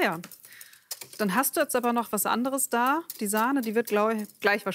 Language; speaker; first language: German; native; German